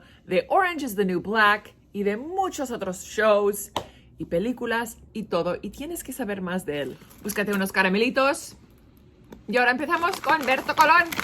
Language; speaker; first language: Spanish; early bilingual, heritage; Spanish